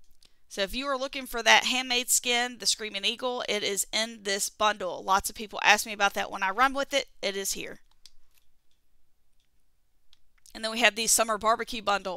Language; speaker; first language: English; native; English